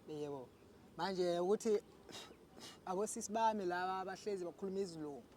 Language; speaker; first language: Zulu; non-native, local second language; Southern Sotho